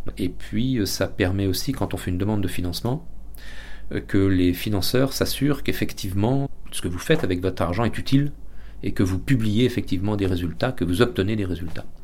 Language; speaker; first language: French; native; French